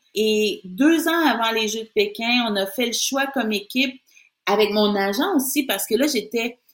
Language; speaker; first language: French; native; French